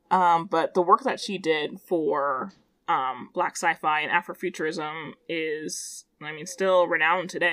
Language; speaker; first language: English; native; English